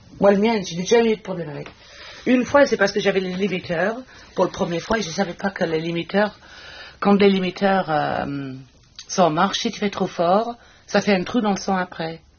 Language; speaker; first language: French; non-native, fluent; English